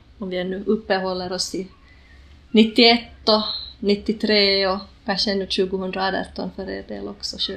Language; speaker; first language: Swedish; native; Swedish